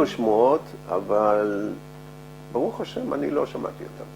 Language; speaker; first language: Hebrew; non-native, fluent; Dutch